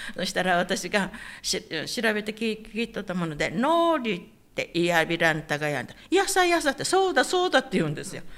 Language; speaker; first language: Japanese; non-native, local second language; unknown